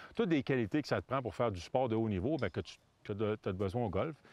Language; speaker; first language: French; native; French